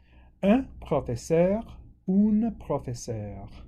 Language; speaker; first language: French; non-native, fluent; English